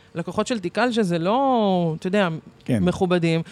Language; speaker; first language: Hebrew; early bilingual, other home language; Arabic